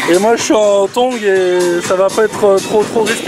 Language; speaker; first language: French; native; French